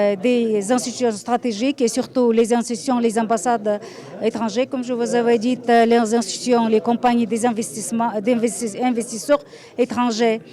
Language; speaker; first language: French; non-native, fluent; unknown